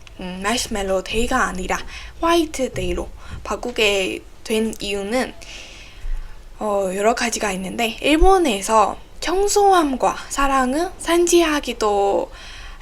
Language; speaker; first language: Korean; non-native, fluent; Burmese